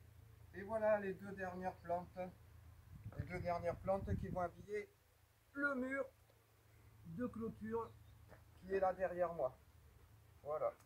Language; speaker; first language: French; native; French